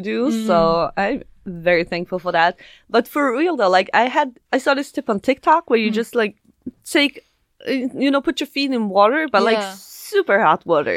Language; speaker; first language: English; non-native, fluent; Swedish